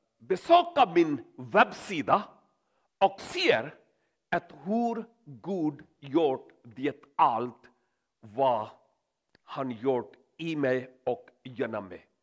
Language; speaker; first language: Swedish; non-native, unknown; Urdu